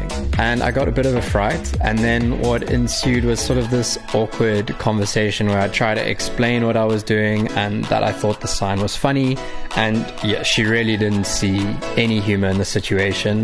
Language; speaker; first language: English; native; English